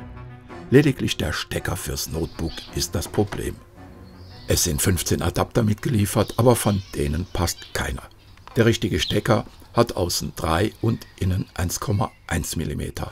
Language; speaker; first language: German; native; German